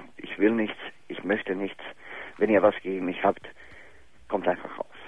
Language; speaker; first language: German; non-native, fluent; Bosnian